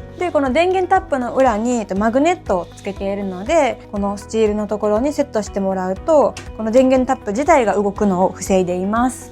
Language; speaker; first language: Japanese; native; Japanese